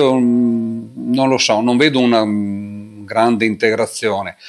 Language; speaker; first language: Italian; native; Italian